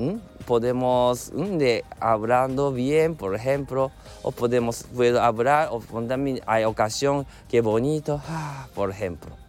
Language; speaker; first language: Spanish; non-native, learner; Japanese